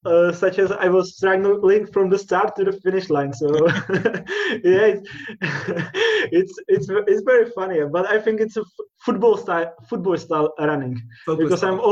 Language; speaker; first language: English; non-native, learner; Czech